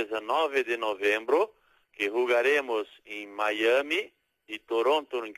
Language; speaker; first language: Spanish; non-native, fluent; Portuguese